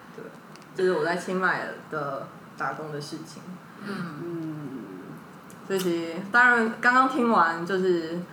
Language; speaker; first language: Chinese; native; Chinese